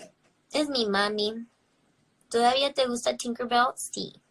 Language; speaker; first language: Spanish; early bilingual, heritage; English